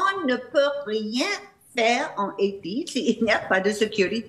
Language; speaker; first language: French; non-native, fluent; English